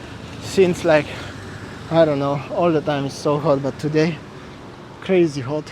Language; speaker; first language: English; non-native, fluent; Polish